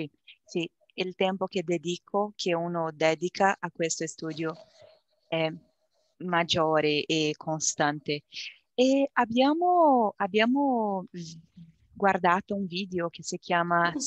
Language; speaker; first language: Italian; non-native, learner; Portuguese